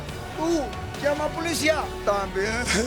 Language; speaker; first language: Spanish; non-native, learner; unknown